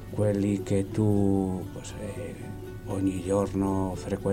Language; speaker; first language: Italian; non-native, learner; Spanish